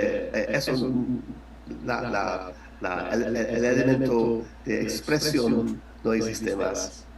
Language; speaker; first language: Spanish; non-native, learner; English